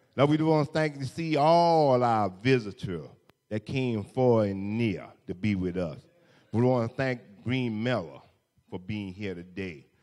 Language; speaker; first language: English; native; English